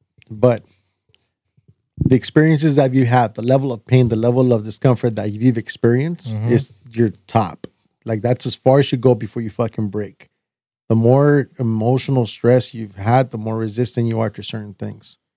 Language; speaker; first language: English; early bilingual, other home language; Spanish